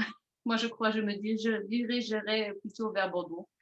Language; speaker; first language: French; non-native, fluent; German